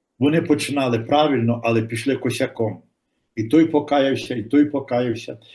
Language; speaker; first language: Ukrainian; native; Ukrainian